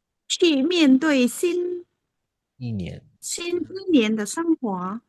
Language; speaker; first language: Chinese; non-native, learner; Khmer